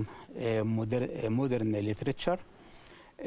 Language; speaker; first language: English; non-native, learner; Arabic